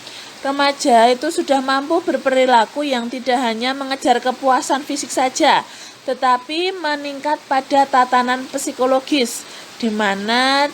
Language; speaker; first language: Indonesian; native; Indonesian